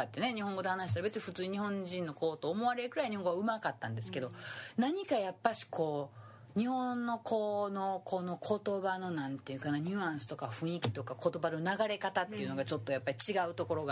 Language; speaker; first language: Japanese; native; Japanese